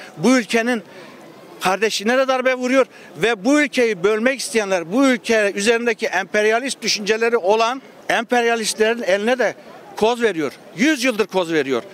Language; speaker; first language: Turkish; native; Turkish